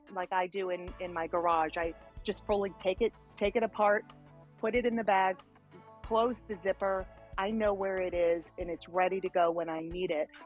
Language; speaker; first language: English; native; English